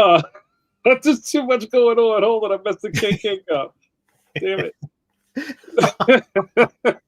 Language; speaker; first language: English; native; English